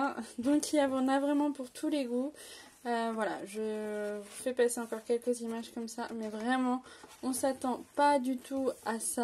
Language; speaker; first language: French; native; French